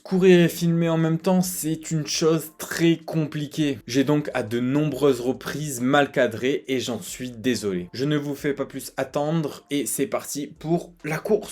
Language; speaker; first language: French; native; French